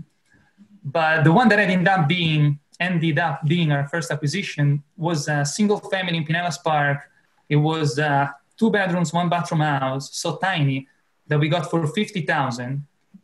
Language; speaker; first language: English; non-native, fluent; Italian